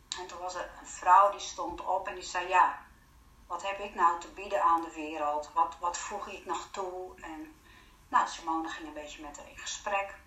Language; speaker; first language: Dutch; non-native, fluent; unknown